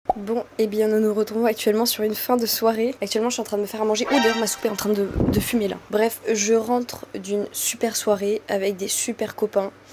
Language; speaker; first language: French; native; French